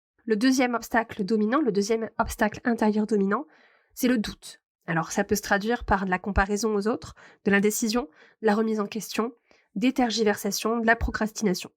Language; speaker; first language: French; native; French